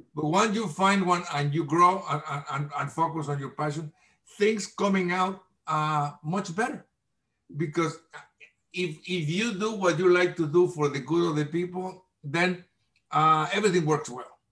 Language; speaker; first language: English; non-native, fluent; Spanish